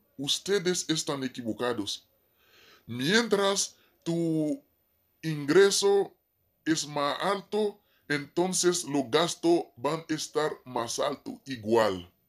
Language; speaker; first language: Spanish; non-native, fluent; Haitian Creole